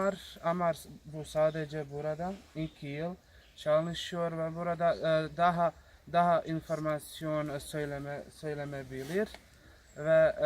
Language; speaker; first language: Turkish; non-native, learner; Bosnian